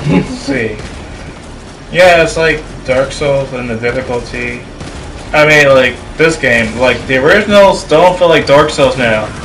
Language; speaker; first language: English; native; English